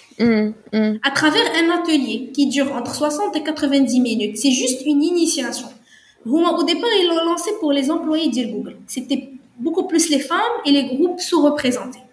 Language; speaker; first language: French; non-native, local second language; Arabic